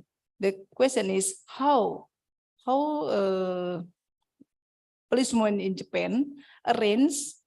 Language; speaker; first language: English; non-native, fluent; Indonesian